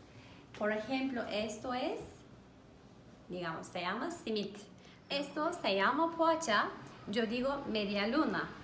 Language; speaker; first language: Spanish; non-native, learner; Turkish